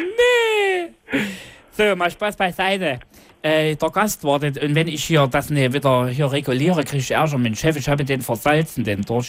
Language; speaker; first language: German; native; German